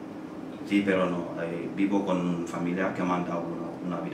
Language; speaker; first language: Spanish; non-native, learner; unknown